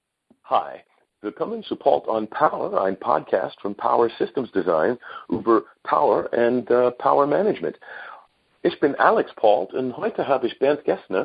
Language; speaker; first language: German; non-native, learner; English